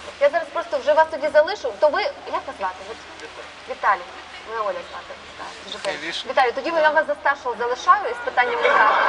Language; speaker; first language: Ukrainian; native; Ukrainian